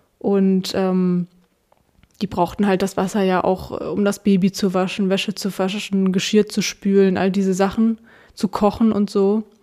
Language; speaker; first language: German; early bilingual, other home language; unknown